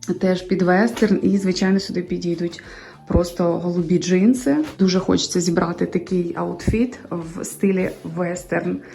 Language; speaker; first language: Ukrainian; native; Ukrainian